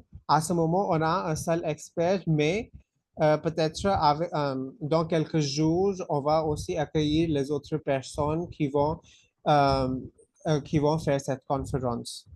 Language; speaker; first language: French; non-native, fluent; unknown